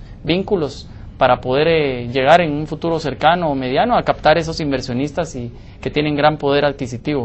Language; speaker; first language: Spanish; native; Spanish